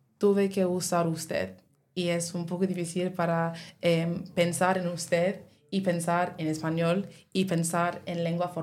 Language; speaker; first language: Spanish; non-native, learner; English